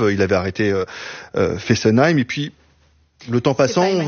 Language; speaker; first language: French; native; French